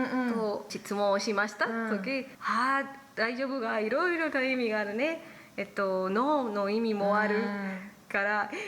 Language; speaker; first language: Japanese; non-native, learner; Spanish